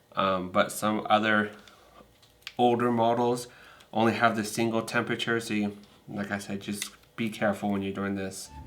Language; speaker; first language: English; native; English